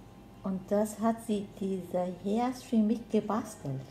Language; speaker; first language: German; non-native, learner; Vietnamese